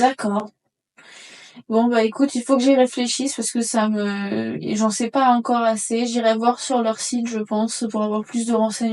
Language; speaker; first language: French; native; French